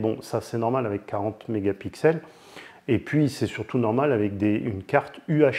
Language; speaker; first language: French; native; French